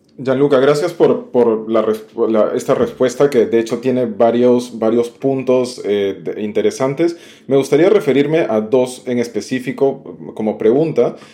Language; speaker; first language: Spanish; native; Spanish